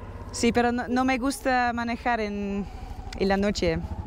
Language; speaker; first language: Spanish; non-native, learner; Dutch